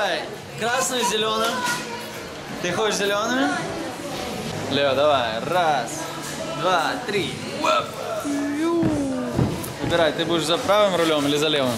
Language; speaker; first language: Russian; native; Russian